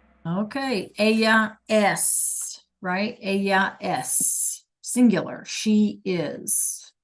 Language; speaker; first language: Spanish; non-native, fluent; English